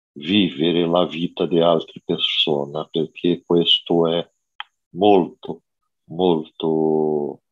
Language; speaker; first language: Italian; non-native, fluent; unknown